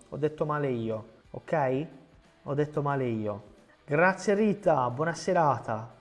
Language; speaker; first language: Italian; non-native, fluent; Portuguese